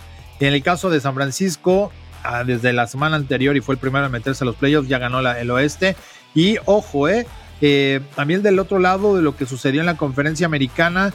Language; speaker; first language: Spanish; native; Spanish